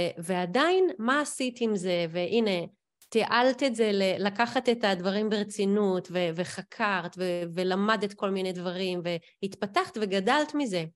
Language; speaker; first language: Hebrew; native; Hebrew